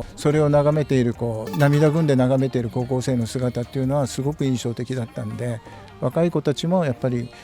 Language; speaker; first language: Japanese; native; Japanese